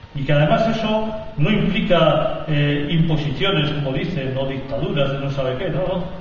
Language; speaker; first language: Spanish; native; Spanish